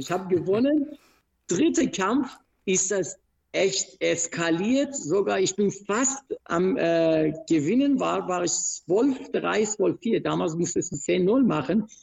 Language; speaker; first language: German; non-native, fluent; Persian